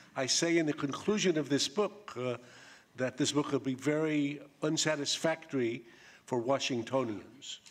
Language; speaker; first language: English; native; English